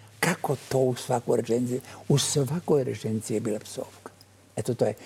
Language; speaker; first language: Bosnian; native; Bosnian